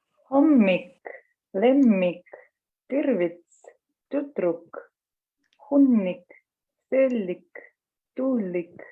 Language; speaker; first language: Estonian; non-native, learner; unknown